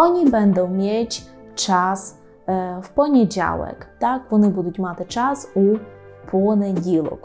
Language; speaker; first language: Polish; non-native, fluent; Ukrainian